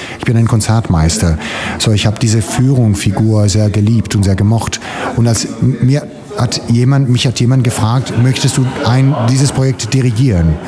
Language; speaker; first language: German; non-native, fluent; Italian